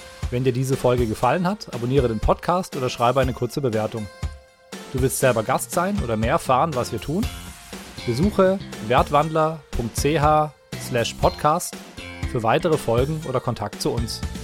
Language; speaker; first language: German; native; German